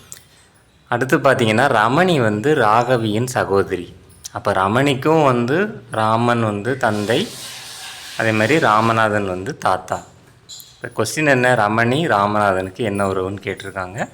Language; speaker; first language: Tamil; native; Tamil